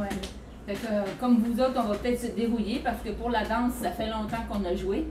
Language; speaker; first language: French; native; French